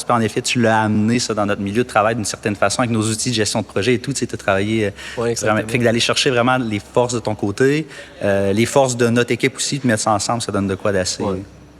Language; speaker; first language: French; native; French